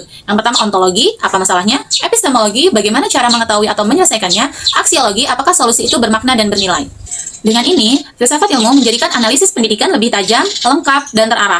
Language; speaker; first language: Indonesian; native; Indonesian